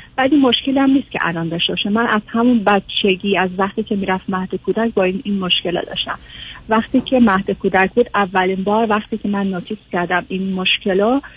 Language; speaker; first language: Persian; native; Persian